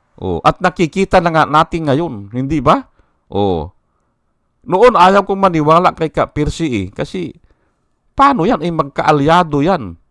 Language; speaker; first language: Filipino; non-native, local second language; Iloko